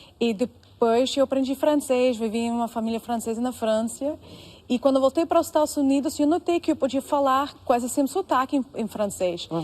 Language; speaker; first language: Portuguese; non-native, fluent; Russian